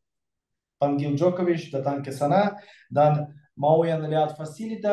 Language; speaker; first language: Indonesian; non-native, fluent; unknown